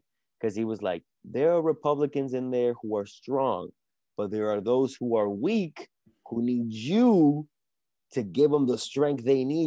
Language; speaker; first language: English; early bilingual, other home language; Spanish